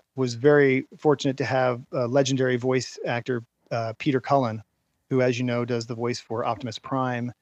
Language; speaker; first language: English; native; English